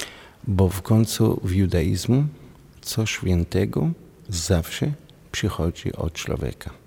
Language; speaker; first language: Polish; non-native, learner; Hebrew